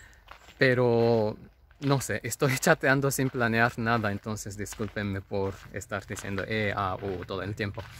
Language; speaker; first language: Spanish; non-native, fluent; Japanese